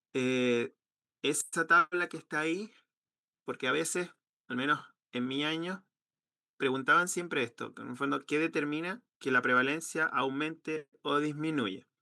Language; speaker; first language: Spanish; native; Spanish